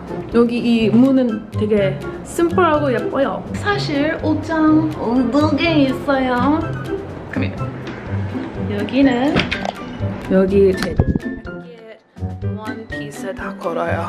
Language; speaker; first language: Korean; non-native, fluent; English